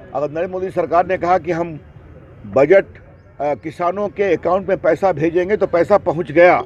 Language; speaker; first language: Hindi; native; Hindi